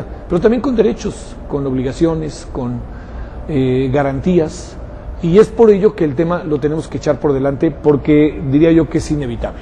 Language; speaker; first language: Spanish; native; Spanish